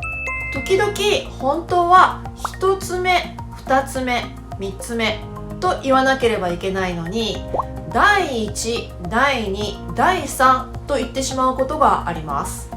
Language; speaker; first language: Japanese; native; Japanese